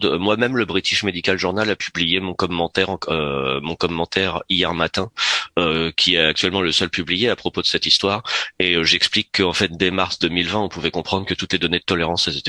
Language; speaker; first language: French; native; French